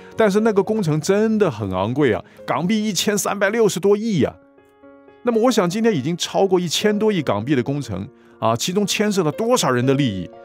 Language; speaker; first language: Chinese; non-native, local second language; Cantonese